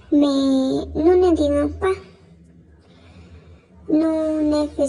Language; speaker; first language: French; non-native, learner; Spanish